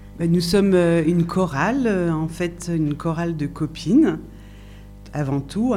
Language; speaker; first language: French; native; French